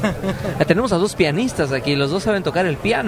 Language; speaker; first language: Spanish; native; Spanish